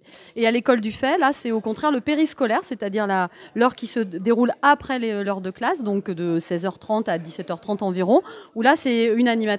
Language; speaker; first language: French; native; French